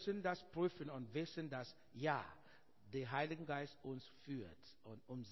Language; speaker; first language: German; non-native, learner; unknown